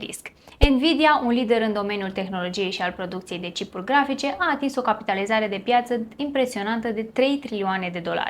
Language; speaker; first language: Romanian; native; Romanian